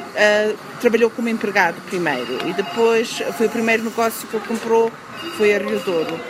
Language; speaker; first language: Portuguese; early bilingual, heritage; Portuguese